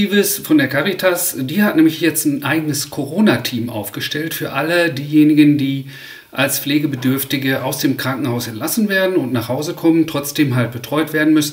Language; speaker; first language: German; native; German